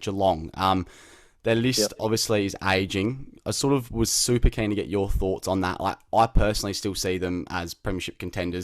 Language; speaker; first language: English; native; English